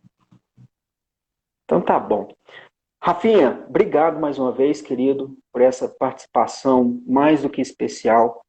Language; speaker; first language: Portuguese; native; Portuguese